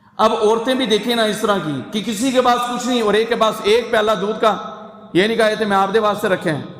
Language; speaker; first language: Urdu; non-native, local second language; Punjabi